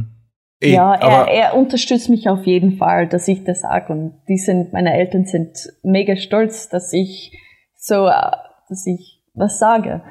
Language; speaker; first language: German; non-native, fluent; English